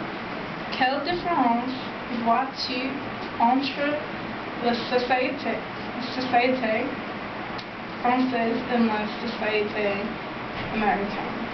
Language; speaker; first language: French; non-native, learner; English